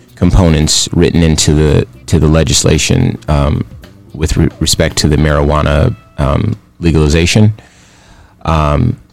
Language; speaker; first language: English; native; English